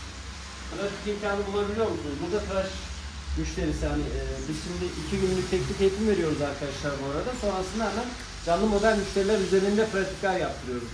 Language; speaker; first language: Turkish; native; Turkish